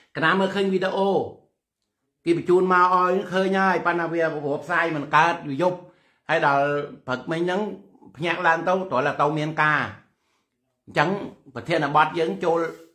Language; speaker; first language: Khmer; native; Khmer